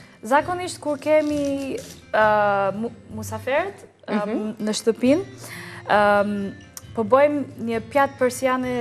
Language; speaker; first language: Albanian; non-native, learner; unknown